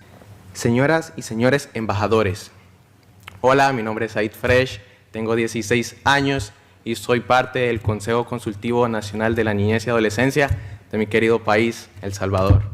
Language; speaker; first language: Spanish; native; Spanish